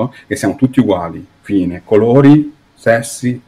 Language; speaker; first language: Italian; native; Italian